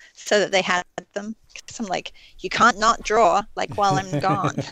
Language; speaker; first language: English; native; English